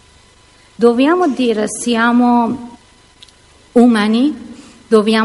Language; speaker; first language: Italian; non-native, learner; Persian